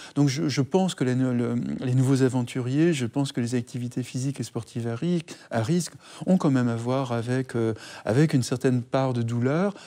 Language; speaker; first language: French; native; French